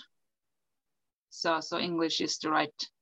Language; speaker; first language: English; non-native, fluent; Swedish